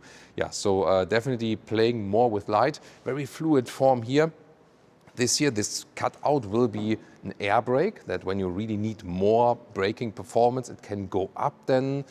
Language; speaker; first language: English; non-native, fluent; German